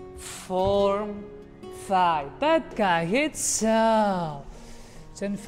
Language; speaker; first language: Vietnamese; non-native, learner; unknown